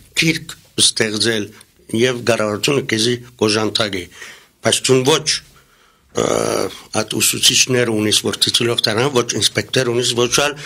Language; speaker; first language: Armenian; early bilingual, heritage; Armenian